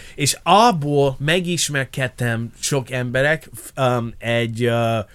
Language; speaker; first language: Hungarian; non-native, fluent; English